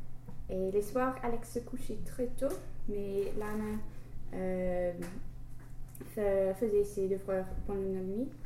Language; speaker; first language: French; non-native, learner; English